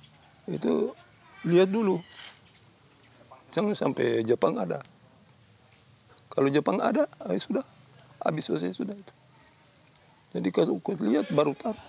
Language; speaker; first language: Indonesian; non-native, local second language; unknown